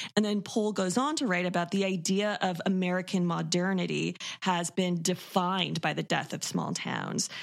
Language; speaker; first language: English; native; English